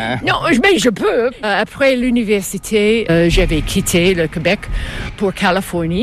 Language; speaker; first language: French; non-native, local second language; English